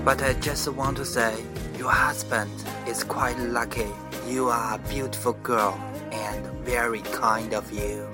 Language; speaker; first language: English; non-native, learner; Chinese